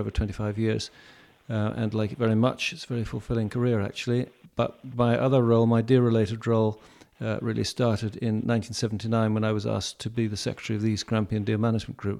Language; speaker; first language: English; native; English